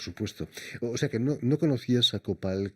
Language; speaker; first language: Spanish; native; Spanish